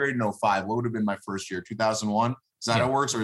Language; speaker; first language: English; early bilingual, other home language; Hebrew